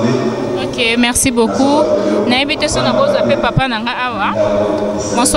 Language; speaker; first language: French; non-native, local second language; Lingala